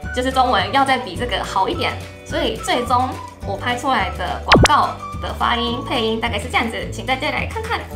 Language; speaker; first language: Chinese; non-native, fluent; Japanese